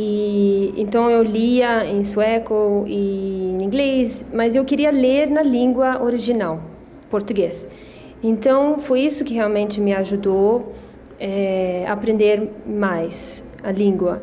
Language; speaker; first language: Portuguese; non-native, fluent; Swedish